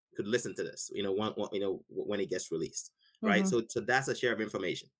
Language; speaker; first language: English; non-native, local second language; Igbo